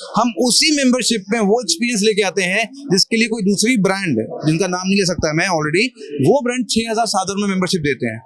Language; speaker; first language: Hindi; native; Hindi